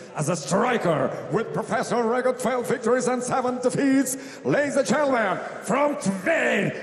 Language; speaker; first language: English; non-native, fluent; Russian